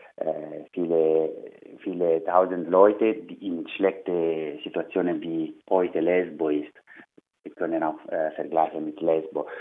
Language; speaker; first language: German; non-native, learner; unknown